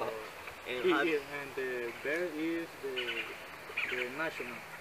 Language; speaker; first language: English; non-native, learner; Spanish